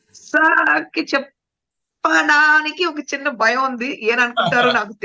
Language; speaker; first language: Telugu; non-native, fluent; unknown